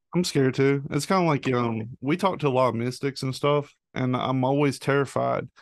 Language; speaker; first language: English; native; English